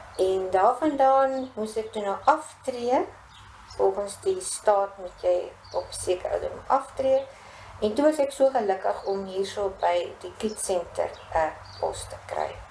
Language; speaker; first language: Afrikaans; native; Afrikaans